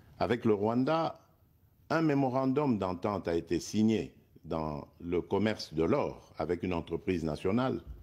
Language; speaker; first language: French; non-native, local second language; Luba-Lulua